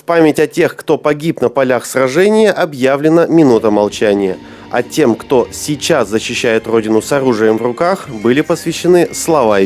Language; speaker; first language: Russian; native; Russian